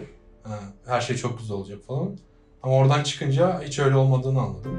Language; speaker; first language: Turkish; native; Turkish